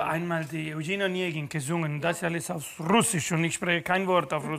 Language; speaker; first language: German; non-native, fluent; Spanish